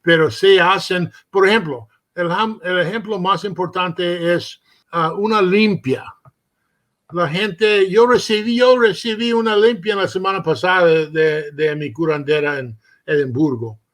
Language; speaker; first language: Spanish; early bilingual, heritage; Spanish